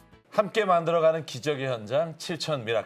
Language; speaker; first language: Korean; native; Korean